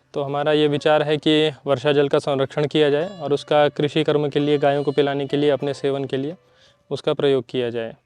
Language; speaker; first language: Hindi; native; Hindi